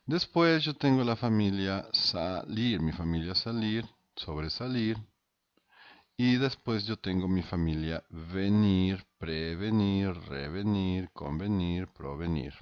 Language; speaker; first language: Spanish; non-native, fluent; Portuguese